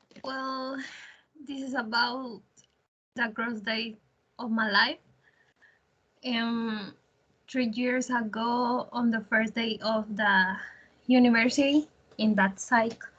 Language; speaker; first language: English; non-native, learner; Spanish